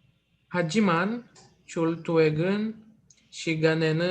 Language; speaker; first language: Korean; non-native, learner; Filipino